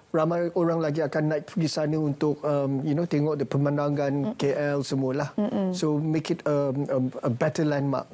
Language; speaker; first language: Malay; native; Malay